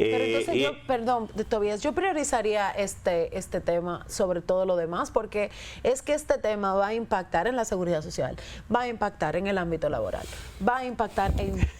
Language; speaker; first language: Spanish; native; Spanish